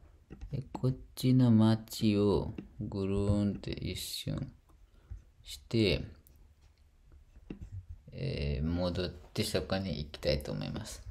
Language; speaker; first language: Japanese; non-native, fluent; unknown